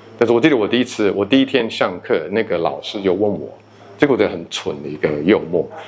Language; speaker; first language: Chinese; non-native, fluent; English